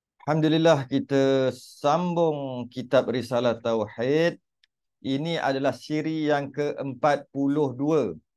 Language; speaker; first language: Malay; native; Malay